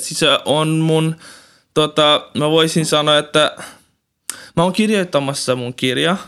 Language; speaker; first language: Finnish; non-native, learner; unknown